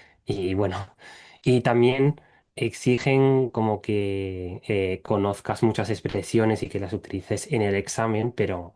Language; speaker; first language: Spanish; non-native, fluent; English